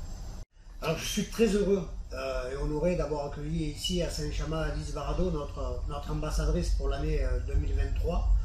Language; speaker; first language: French; native; French